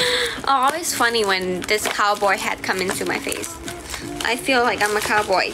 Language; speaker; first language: English; non-native, fluent; Thai